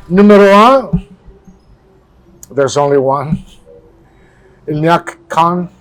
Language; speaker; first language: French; non-native, fluent; Spanish